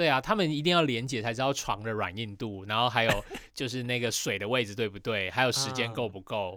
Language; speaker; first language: Chinese; native; Chinese